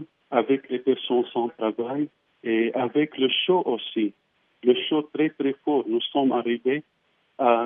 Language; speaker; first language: French; non-native, fluent; Arabic